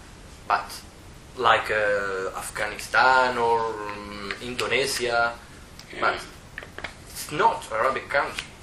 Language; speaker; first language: English; non-native, learner; Italian